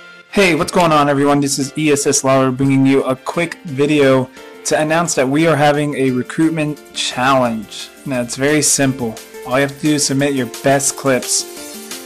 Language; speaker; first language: English; early bilingual, other home language; Spanish